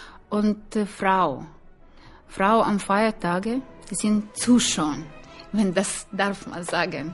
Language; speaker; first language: German; non-native, learner; Russian